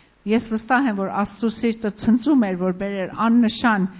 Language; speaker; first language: Armenian; native; Armenian